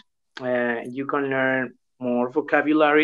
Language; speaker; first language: English; non-native, learner; Spanish